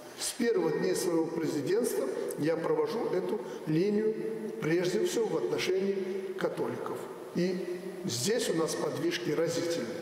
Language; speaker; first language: Russian; native; Russian